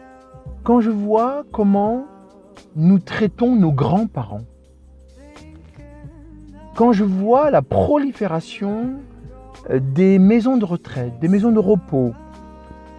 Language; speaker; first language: French; early bilingual, other home language; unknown